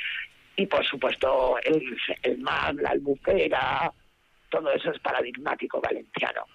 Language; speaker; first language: Spanish; native; Spanish